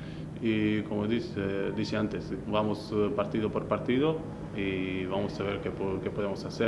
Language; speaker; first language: Spanish; non-native, fluent; Slovenian